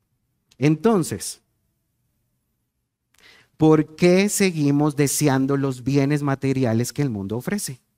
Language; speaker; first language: Spanish; native; Spanish